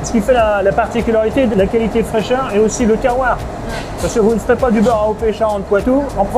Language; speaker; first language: French; native; French